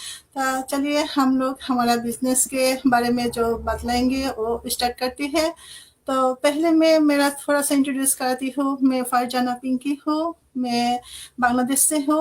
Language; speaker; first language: Hindi; non-native, fluent; Bangla